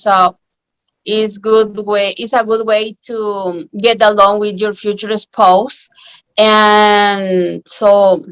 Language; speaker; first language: English; non-native, learner; Spanish